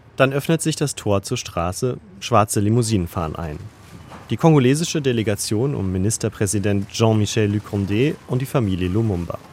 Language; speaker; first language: German; native; German